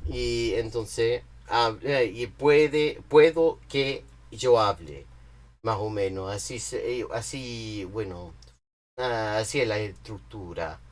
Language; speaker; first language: Spanish; non-native, fluent; English